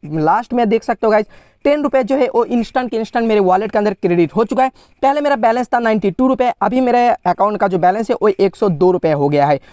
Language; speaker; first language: Hindi; non-native, local second language; Bangla